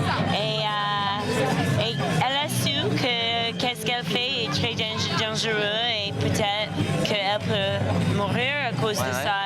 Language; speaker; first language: French; non-native, fluent; English